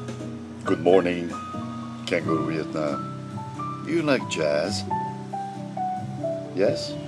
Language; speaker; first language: English; non-native, learner; French